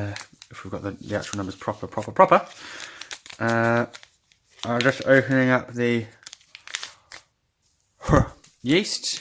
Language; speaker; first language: English; native; English